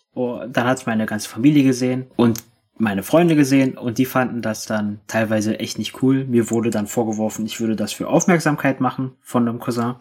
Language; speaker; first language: German; native; German